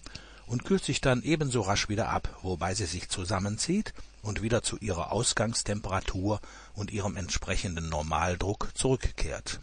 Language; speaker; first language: German; native; German